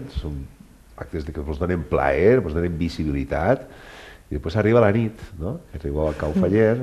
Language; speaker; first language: Catalan; native; Catalan